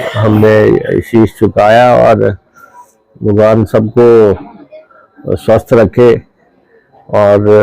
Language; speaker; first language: Hindi; native; Hindi